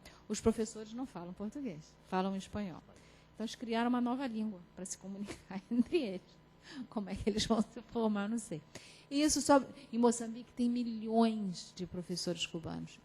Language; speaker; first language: Portuguese; native; Portuguese